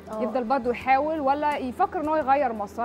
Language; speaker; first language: Arabic; native; Arabic